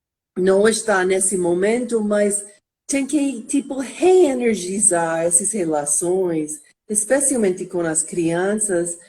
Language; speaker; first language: Portuguese; non-native, fluent; English